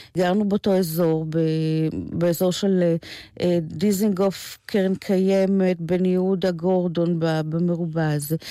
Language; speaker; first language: Hebrew; native; Hebrew